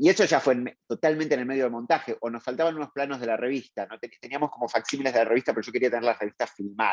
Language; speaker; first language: Spanish; native; Spanish